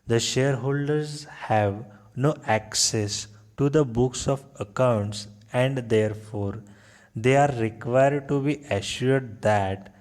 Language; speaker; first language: English; non-native, local second language; Marathi